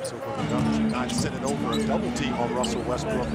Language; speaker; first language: English; native; English